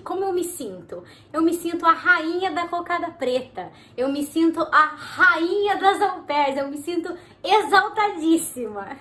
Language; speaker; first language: Portuguese; native; Portuguese